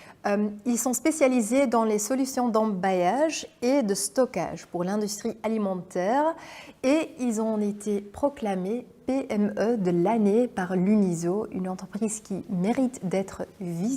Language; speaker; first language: French; non-native, fluent; Dutch